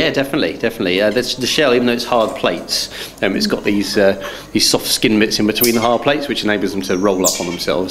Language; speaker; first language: English; native; English